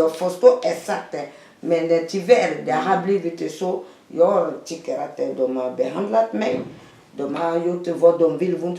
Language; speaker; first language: Swedish; non-native, fluent; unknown